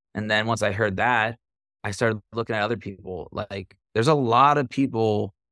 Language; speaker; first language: English; native; English